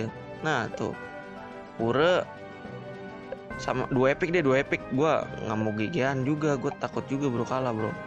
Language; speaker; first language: Indonesian; native; Indonesian